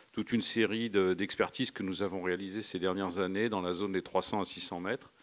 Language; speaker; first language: French; native; French